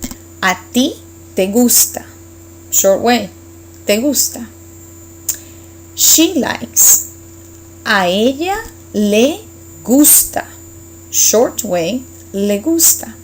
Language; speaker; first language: Spanish; non-native, fluent; English